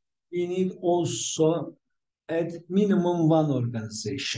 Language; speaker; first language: English; non-native, fluent; Turkish